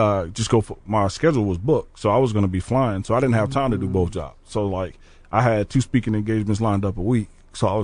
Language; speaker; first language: English; native; English